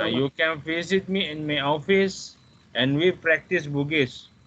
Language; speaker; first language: English; non-native, fluent; Malay